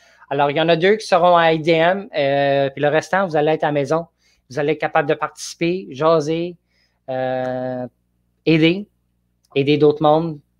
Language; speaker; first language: French; non-native, learner; English